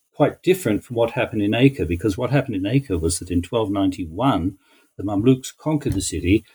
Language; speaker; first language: English; native; English